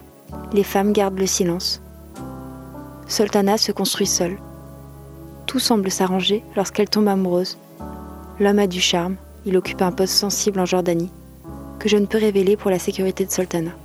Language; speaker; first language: French; native; French